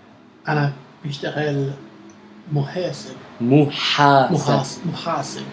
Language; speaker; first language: Arabic; non-native, learner; English